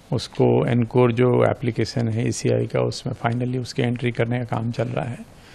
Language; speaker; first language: Hindi; native; Hindi